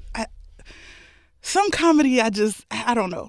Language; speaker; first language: English; native; English